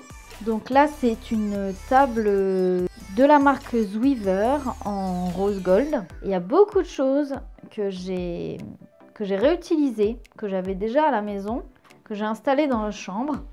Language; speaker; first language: French; native; French